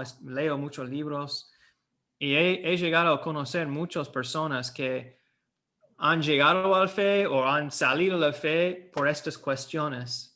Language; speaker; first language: Spanish; non-native, fluent; English